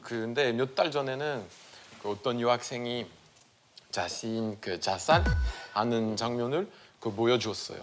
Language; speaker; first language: Korean; non-native, fluent; Chinese